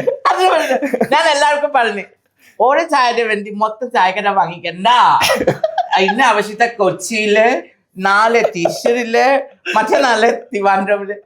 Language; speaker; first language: Malayalam; non-native, fluent; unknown